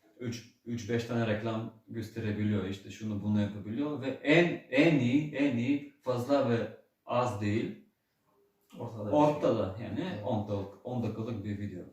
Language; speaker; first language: Turkish; early bilingual, heritage; Turkish